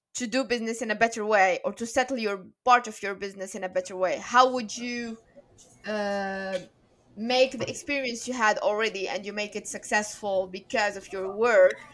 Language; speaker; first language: English; non-native, fluent; Arabic